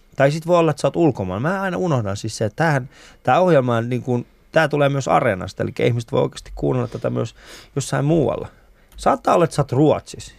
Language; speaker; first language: Finnish; early bilingual, other home language; Persian